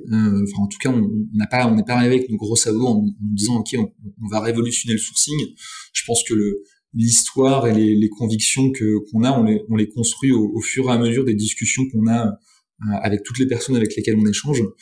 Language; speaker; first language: French; native; French